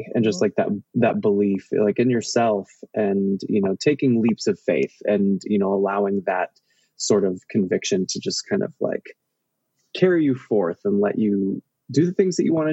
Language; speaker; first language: English; native; English